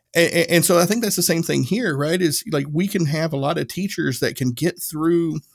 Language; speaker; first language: English; native; English